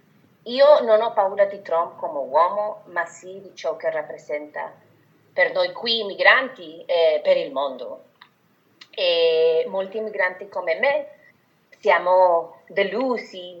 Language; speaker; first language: Italian; non-native, fluent; Spanish